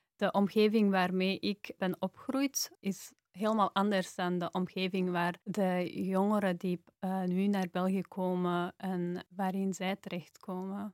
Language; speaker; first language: Dutch; early bilingual, other home language; Persian